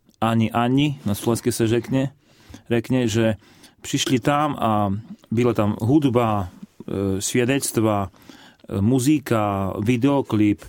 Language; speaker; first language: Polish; non-native, learner; Slovak